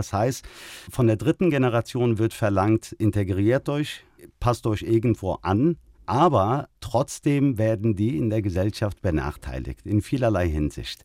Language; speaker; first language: German; early bilingual, other home language; Turkish